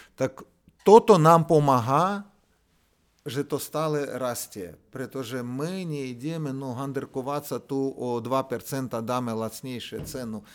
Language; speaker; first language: Slovak; non-native, fluent; Russian